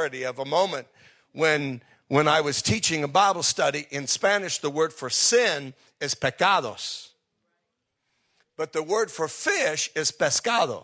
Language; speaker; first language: English; native; English